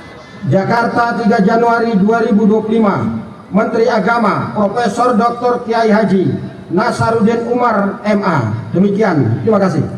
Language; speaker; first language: Indonesian; native; Indonesian